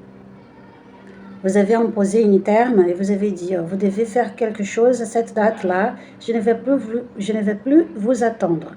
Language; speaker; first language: French; non-native, fluent; Portuguese